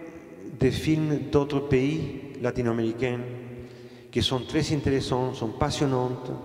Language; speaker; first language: French; non-native, fluent; Spanish